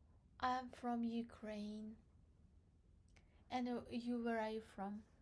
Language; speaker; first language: English; non-native, learner; Crimean Tatar